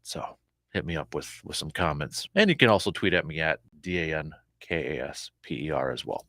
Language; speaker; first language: English; native; English